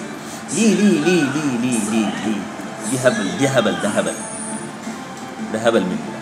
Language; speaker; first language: Arabic; native; Arabic